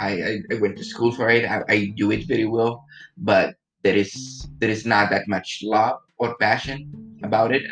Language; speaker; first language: English; non-native, fluent; Arabic